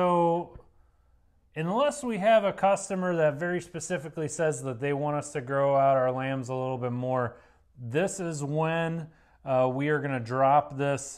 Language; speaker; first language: English; native; English